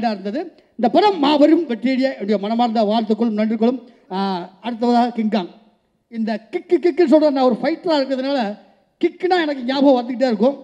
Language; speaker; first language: Tamil; native; Tamil